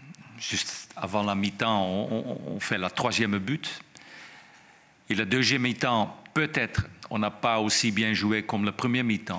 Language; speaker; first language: French; non-native, fluent; Dutch